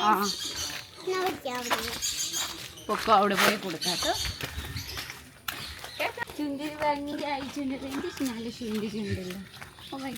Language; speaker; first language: Malayalam; non-native, learner; Nepali